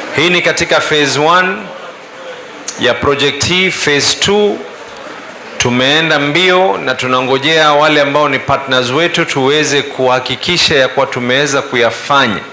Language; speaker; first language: Swahili; native; Swahili